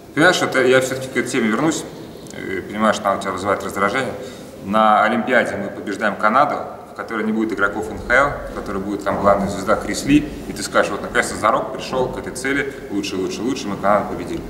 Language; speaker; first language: Russian; native; Russian